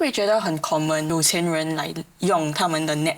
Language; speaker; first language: Chinese; non-native, local second language; English